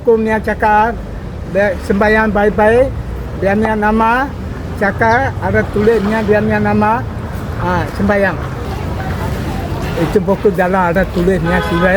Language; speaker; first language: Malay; non-native, learner; Bangla